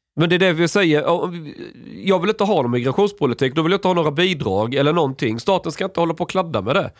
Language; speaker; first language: Swedish; native; Swedish